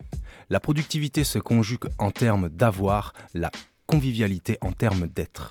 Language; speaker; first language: French; native; French